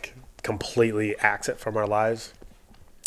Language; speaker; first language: English; native; English